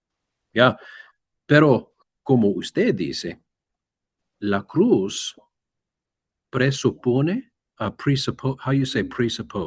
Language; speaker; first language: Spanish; non-native, learner; English